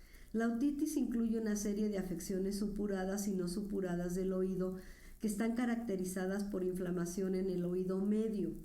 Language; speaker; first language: Spanish; native; Spanish